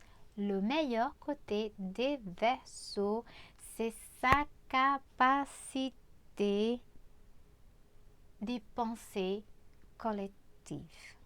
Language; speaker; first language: French; non-native, fluent; Portuguese